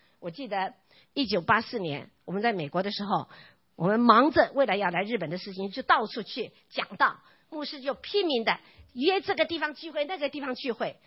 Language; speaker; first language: Chinese; non-native, local second language; Hakka Chinese